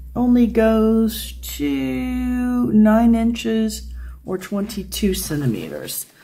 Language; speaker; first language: English; native; English